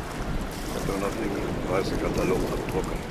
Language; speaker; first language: German; native; German